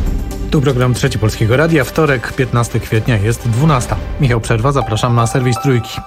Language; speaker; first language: Polish; native; Polish